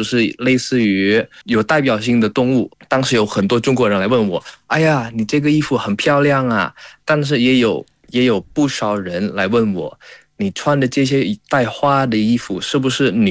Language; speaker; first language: Chinese; non-native, fluent; Indonesian